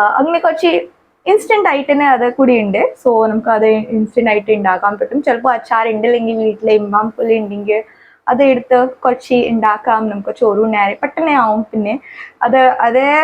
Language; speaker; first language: Malayalam; non-native, learner; Hindi